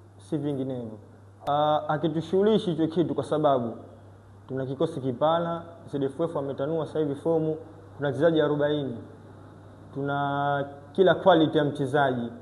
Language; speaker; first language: Swahili; native; Swahili